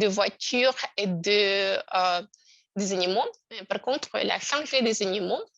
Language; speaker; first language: French; non-native, fluent; Russian